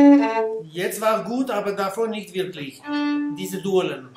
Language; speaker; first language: German; non-native, fluent; Armenian